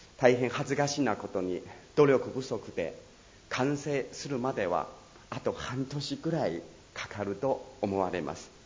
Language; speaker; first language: Japanese; non-native, fluent; Chinese